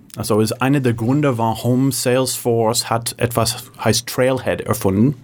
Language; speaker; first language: German; non-native, fluent; English